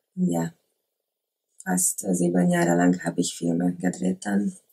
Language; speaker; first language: German; non-native, learner; Hungarian